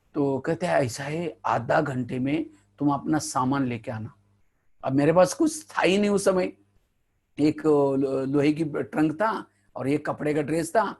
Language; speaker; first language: Hindi; non-native, local second language; Marathi